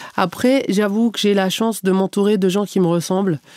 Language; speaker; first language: French; non-native, local second language; Arabic